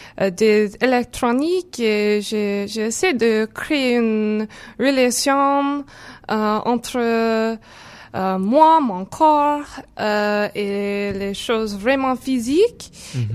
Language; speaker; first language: French; non-native, learner; English